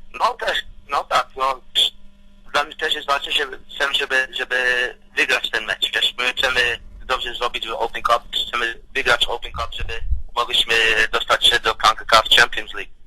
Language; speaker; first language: Polish; early bilingual, heritage; Polish